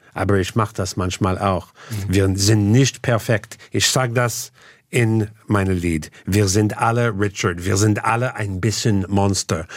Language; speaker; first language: German; non-native, fluent; English